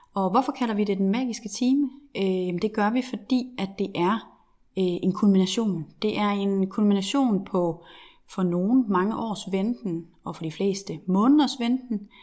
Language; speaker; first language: Danish; native; Danish